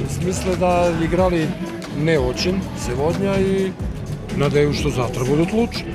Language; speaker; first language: Russian; non-native, fluent; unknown